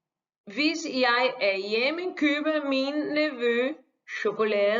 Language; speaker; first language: Danish; non-native, fluent; Portuguese